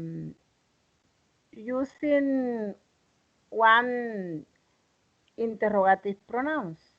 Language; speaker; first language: English; non-native, learner; Spanish